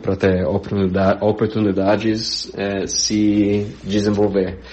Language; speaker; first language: Portuguese; non-native, fluent; English